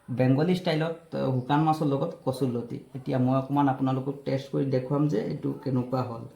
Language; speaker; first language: Assamese; non-native, local second language; Bangla